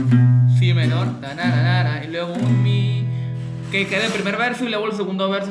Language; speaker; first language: Spanish; native; Spanish